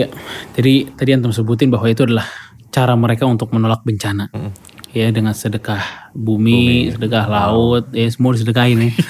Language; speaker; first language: Indonesian; native; Indonesian